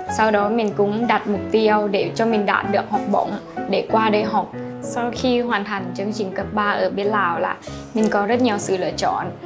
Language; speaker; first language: Vietnamese; non-native, learner; Lao